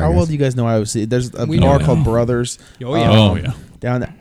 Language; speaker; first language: English; native; English